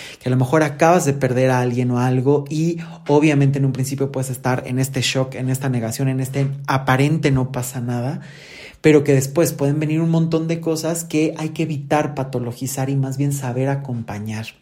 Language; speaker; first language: Spanish; native; Spanish